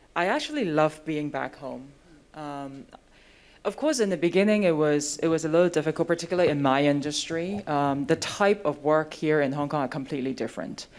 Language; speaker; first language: English; non-native, local second language; Cantonese